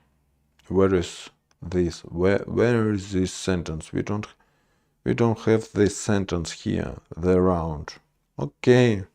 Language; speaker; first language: English; non-native, learner; Russian